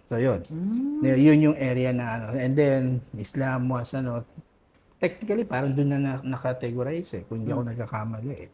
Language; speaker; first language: Filipino; non-native, local second language; Maguindanaon